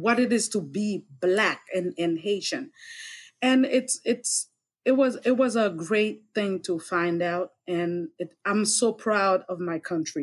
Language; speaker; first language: English; non-native, fluent; Haitian Creole